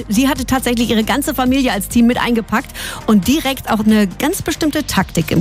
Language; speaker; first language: German; native; German